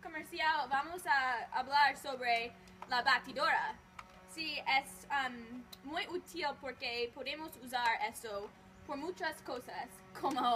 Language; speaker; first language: Spanish; non-native, learner; English